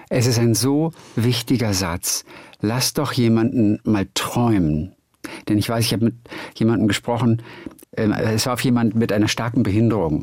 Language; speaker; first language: German; native; German